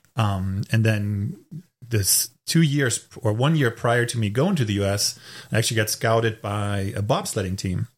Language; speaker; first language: English; non-native, fluent; German